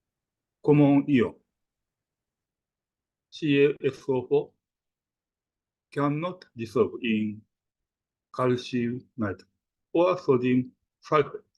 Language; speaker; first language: English; non-native, fluent; Japanese